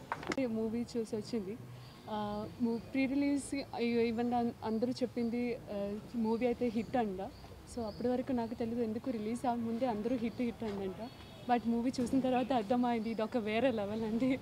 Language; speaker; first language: Telugu; non-native, learner; Malayalam